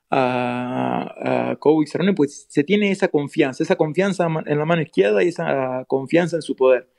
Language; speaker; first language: Spanish; native; Spanish